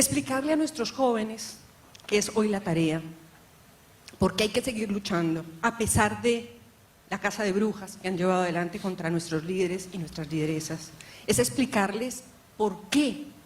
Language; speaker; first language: Spanish; native; Spanish